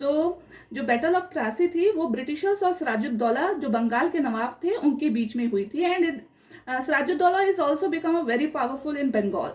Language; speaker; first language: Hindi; native; Hindi